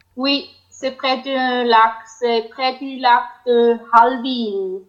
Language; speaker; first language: French; non-native, local second language; German